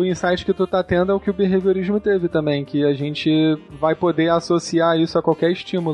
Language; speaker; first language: Portuguese; native; Portuguese